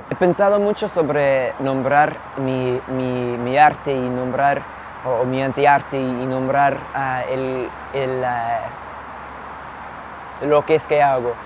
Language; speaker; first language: Spanish; non-native, fluent; English